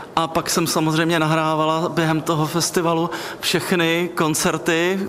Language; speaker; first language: Czech; native; Czech